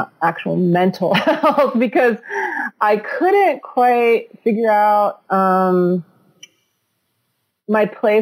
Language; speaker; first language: English; native; English